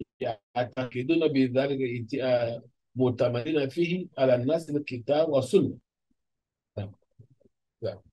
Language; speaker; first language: Arabic; non-native, fluent; Urdu